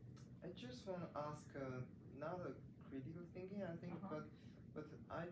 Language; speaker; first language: English; non-native, learner; Chinese